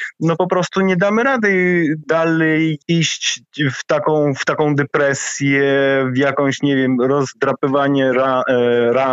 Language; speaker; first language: Polish; non-native, fluent; Ukrainian